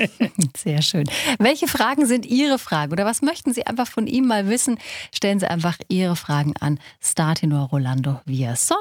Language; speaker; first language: German; native; German